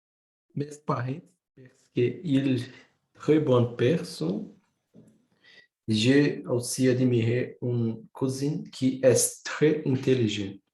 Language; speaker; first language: French; non-native, learner; Portuguese